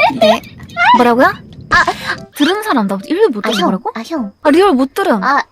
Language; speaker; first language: Korean; native; Korean